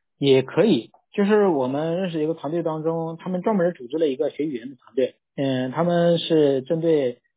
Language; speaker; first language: Chinese; non-native, local second language; Korean